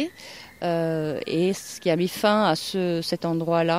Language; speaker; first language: French; non-native, fluent; Norwegian